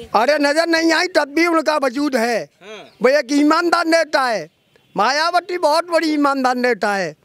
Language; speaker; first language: Hindi; native; Hindi